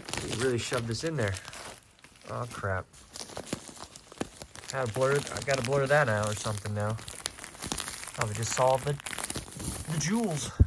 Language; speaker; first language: English; native; English